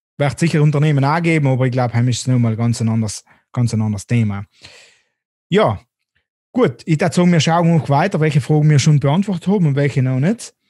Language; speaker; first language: German; native; German